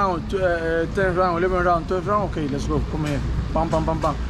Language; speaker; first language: English; non-native, learner; Spanish